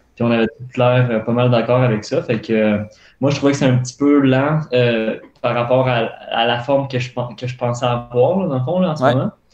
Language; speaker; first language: French; native; French